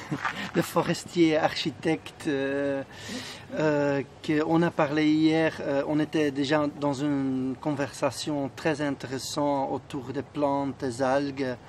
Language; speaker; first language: French; non-native, fluent; Spanish